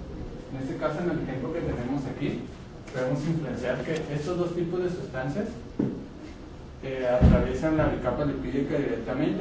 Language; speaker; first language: Spanish; native; Spanish